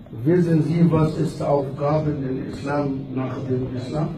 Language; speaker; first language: German; non-native, learner; Arabic